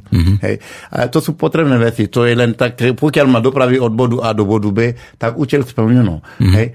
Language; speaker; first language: Slovak; non-native, fluent; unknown